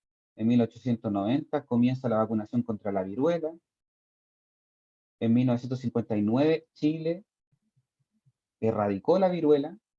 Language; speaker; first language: Spanish; native; Spanish